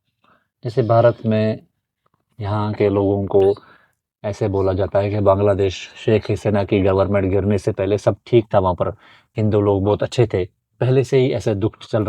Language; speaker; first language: Hindi; native; Hindi